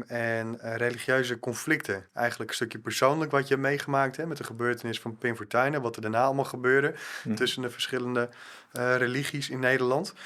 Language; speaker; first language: Dutch; native; Dutch